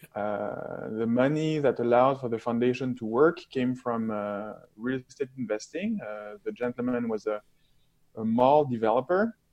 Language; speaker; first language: English; non-native, fluent; French